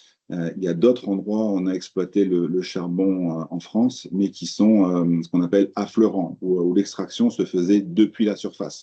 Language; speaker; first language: French; native; French